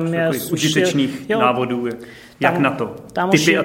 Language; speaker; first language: Czech; native; Czech